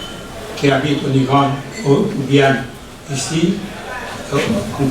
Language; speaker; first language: French; non-native, learner; Persian